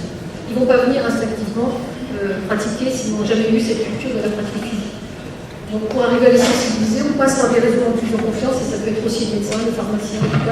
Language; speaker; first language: French; native; French